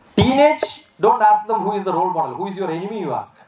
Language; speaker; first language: English; non-native, local second language; Malayalam